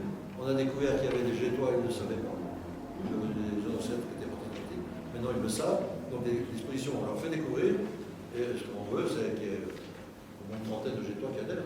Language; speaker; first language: French; native; French